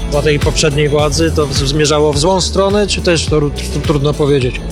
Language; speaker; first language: Polish; native; Polish